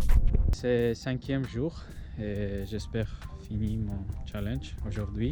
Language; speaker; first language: French; non-native, learner; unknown